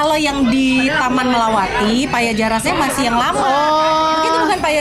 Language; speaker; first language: Indonesian; native; Indonesian